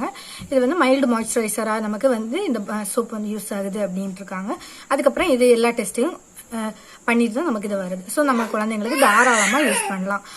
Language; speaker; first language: Tamil; native; Tamil